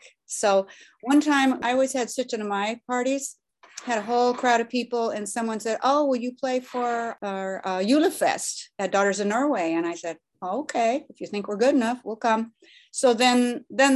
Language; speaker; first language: English; early bilingual, other home language; Norwegian